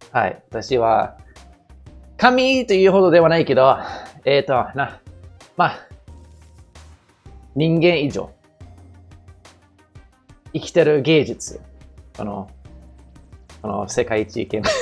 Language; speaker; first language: Japanese; non-native, fluent; English